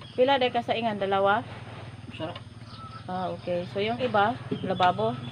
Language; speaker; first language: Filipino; non-native, local second language; Cebuano